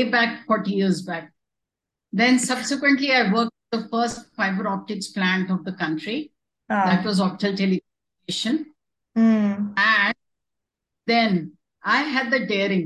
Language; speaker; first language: English; non-native, local second language; Hindi